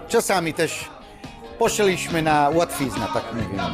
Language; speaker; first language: Polish; non-native, fluent; Italian